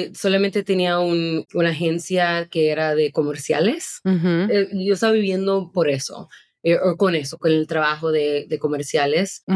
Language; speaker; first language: Spanish; early bilingual, heritage; Spanish